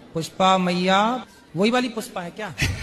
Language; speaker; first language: Hindi; native; Hindi